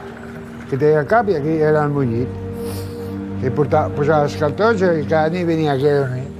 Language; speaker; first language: Catalan; non-native, local second language; Spanish